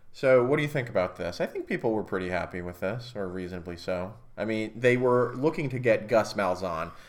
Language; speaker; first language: English; native; English